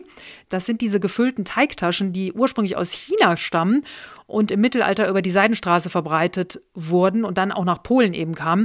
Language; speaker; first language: German; native; German